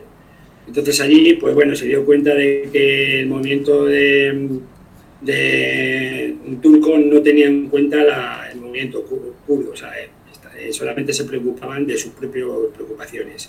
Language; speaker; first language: Spanish; native; Spanish